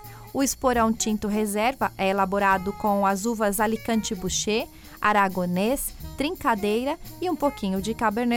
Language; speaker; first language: Portuguese; native; Portuguese